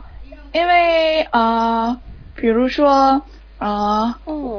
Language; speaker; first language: Chinese; non-native, learner; Korean